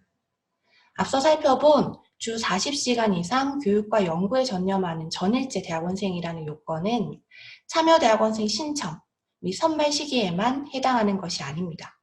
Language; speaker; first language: Korean; native; Korean